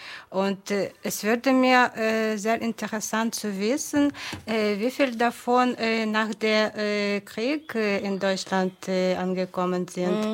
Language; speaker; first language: German; non-native, fluent; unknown